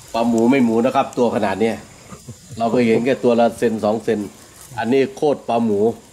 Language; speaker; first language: Thai; native; Thai